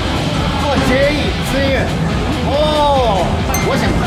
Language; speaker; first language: Chinese; non-native, learner; Japanese